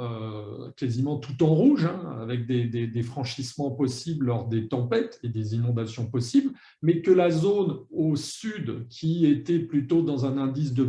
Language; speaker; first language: French; native; French